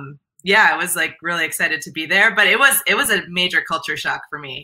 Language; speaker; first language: English; native; English